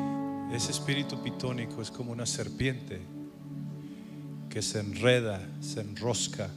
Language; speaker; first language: Spanish; native; Spanish